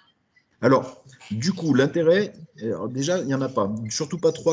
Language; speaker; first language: French; native; French